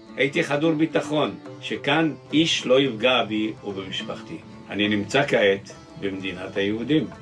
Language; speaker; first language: Hebrew; early bilingual, other home language; Arabic